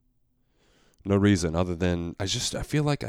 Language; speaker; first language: English; native; English